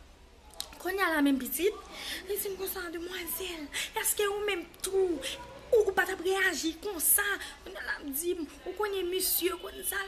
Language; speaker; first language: French; non-native, learner; Haitian Creole